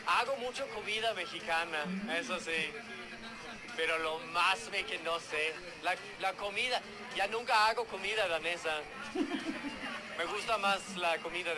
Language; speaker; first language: Spanish; non-native, fluent; Danish